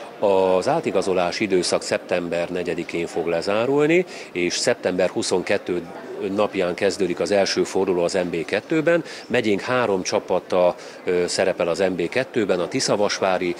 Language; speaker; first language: Hungarian; native; Hungarian